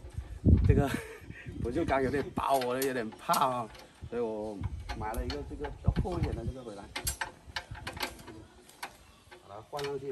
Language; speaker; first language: Chinese; native; Chinese